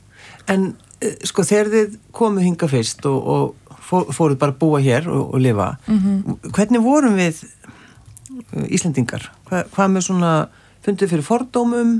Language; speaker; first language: Icelandic; native; Icelandic